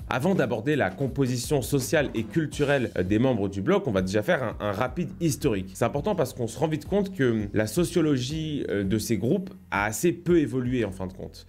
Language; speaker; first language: French; native; French